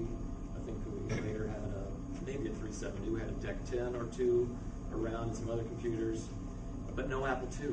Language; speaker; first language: English; native; English